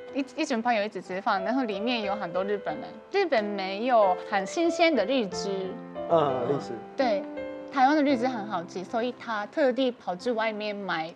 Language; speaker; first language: Chinese; non-native, fluent; Japanese